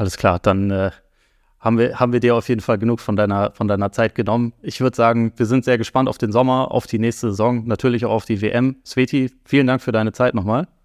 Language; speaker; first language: German; native; German